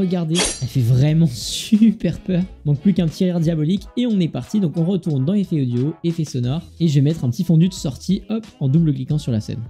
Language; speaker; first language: French; native; French